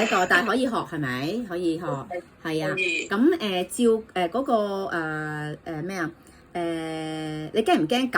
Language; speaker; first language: Cantonese; native; Cantonese